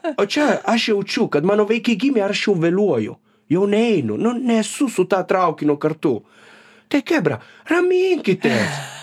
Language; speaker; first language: Lithuanian; non-native, fluent; Italian